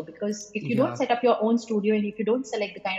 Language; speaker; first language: English; non-native, local second language; Hindi